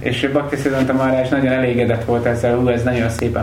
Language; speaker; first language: Hungarian; native; Hungarian